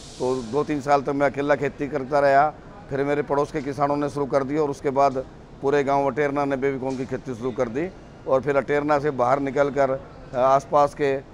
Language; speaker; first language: Hindi; native; Hindi